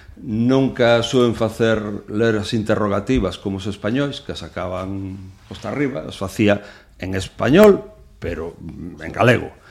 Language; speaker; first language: Galician; non-native, local second language; Spanish